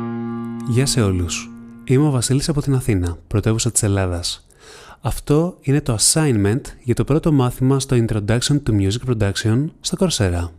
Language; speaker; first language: Greek; native; Greek